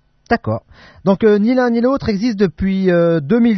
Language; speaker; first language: French; native; French